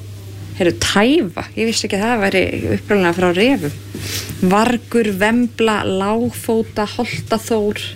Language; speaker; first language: Icelandic; native; Icelandic